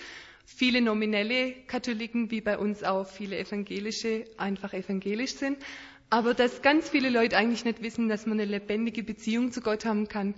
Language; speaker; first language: German; native; German